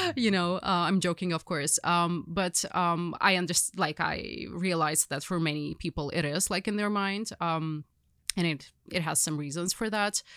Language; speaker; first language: English; non-native, fluent; Ukrainian